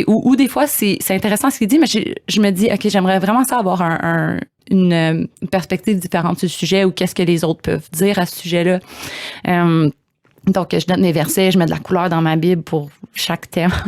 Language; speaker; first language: French; native; French